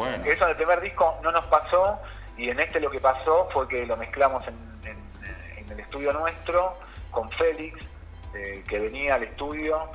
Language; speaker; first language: Spanish; native; Spanish